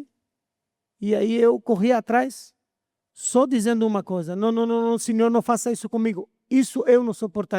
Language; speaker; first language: Portuguese; non-native, fluent; Arabic